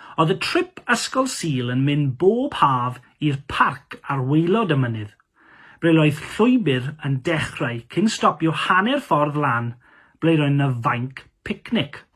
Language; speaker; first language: Welsh; non-native, local second language; English